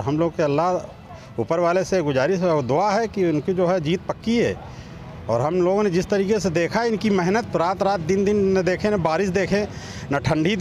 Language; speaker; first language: Hindi; native; Hindi